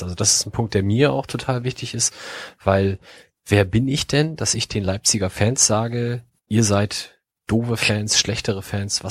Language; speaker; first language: German; native; German